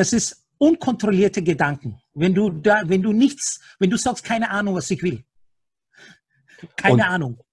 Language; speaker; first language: German; non-native, fluent; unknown